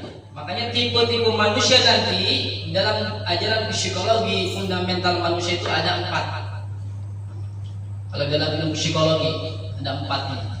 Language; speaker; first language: Indonesian; native; Indonesian